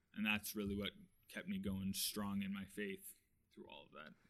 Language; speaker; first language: English; native; English